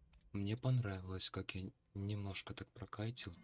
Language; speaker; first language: Russian; native; Russian